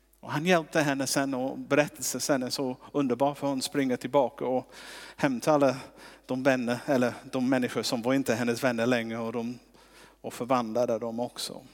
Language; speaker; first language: Swedish; non-native, fluent; English